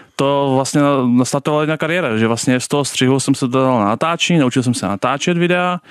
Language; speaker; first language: Czech; early bilingual, other home language; Russian